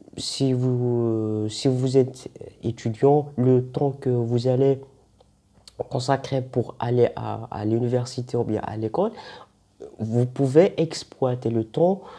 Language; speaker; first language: French; non-native, local second language; Arabic